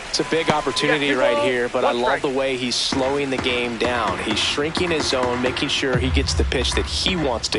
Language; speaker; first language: English; native; English